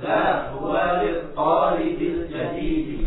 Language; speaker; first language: Arabic; non-native, learner; Indonesian